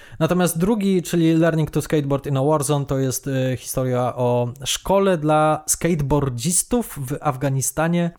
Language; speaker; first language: Polish; native; Polish